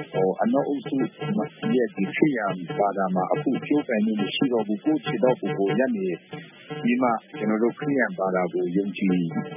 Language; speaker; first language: Burmese; non-native, local second language; Kachin